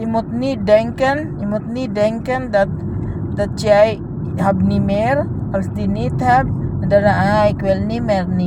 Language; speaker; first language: Dutch; non-native, learner; Filipino